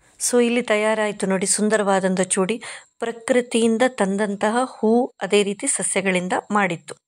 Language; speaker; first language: Kannada; non-native, local second language; Konkani